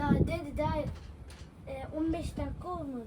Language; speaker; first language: Turkish; native; Turkish